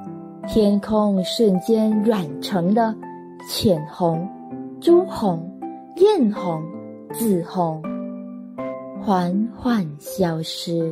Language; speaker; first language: Chinese; native; Chinese